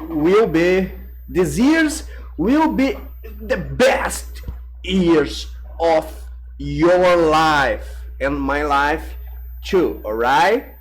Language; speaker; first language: English; non-native, learner; Portuguese